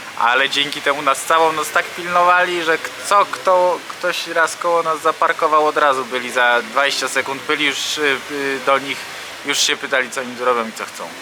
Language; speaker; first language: Polish; native; Polish